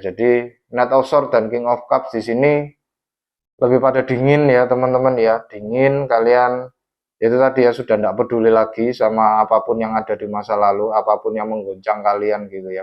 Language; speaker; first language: Indonesian; native; Indonesian